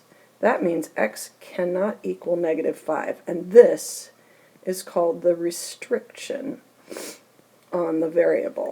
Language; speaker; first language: English; native; English